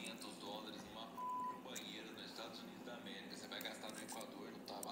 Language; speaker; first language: Portuguese; native; Portuguese